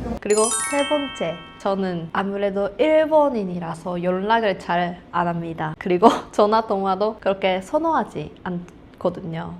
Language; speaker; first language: Korean; non-native, fluent; Japanese